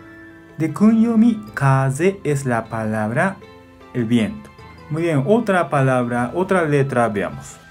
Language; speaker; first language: Spanish; non-native, fluent; Japanese